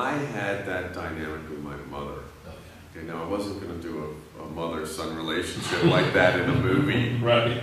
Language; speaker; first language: English; native; English